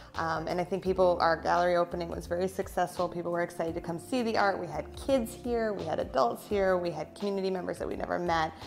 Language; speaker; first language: English; native; English